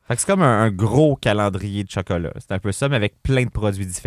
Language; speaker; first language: French; native; French